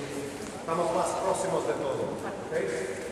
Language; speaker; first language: Spanish; non-native, learner; Portuguese